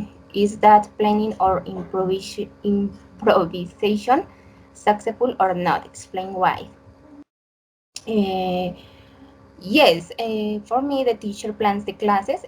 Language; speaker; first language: English; non-native, learner; Spanish